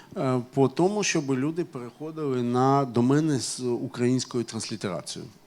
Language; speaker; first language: Ukrainian; non-native, local second language; Russian